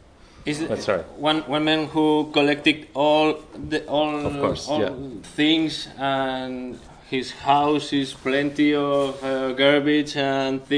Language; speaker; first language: English; non-native, learner; Spanish